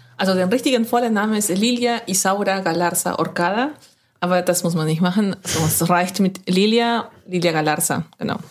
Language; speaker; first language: German; non-native, fluent; Spanish